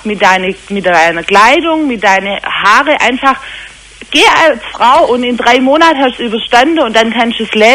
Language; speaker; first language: German; native; German